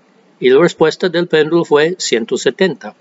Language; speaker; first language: Spanish; non-native, fluent; English